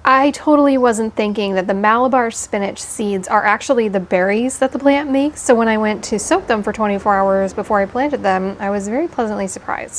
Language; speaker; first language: English; native; English